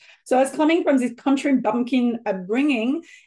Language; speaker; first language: English; non-native, fluent; French